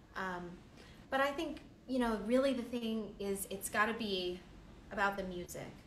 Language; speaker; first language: English; native; English